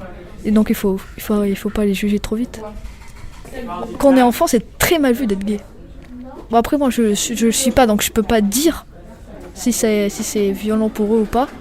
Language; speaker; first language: French; native; French